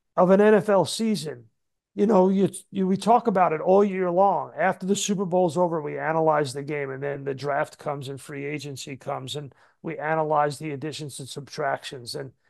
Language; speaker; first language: English; native; English